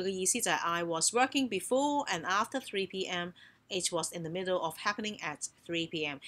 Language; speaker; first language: English; non-native, local second language; Cantonese